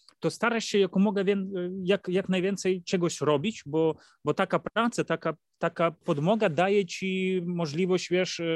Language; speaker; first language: Polish; non-native, fluent; Ukrainian